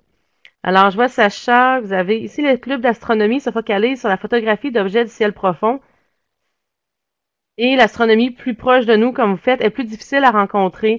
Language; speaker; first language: French; native; French